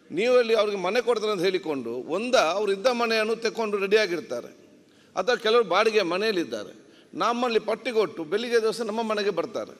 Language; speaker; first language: Kannada; non-native, local second language; Badaga